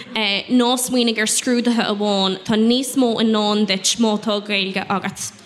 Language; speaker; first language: Irish; non-native, local second language; English